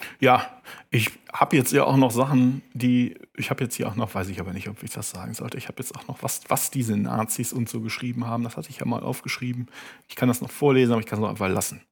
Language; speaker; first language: German; native; German